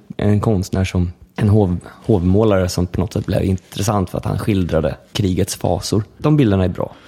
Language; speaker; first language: Swedish; early bilingual, other home language; Finnish